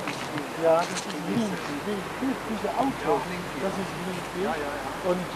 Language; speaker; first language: German; non-native, learner; Czech